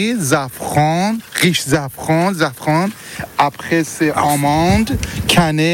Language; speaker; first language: French; non-native, learner; Persian